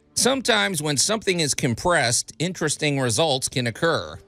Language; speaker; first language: English; native; English